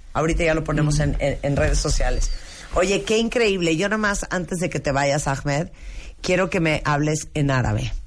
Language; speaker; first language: Spanish; native; Spanish